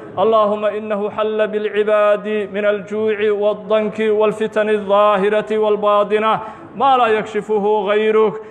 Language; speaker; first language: Arabic; non-native, local second language; Somali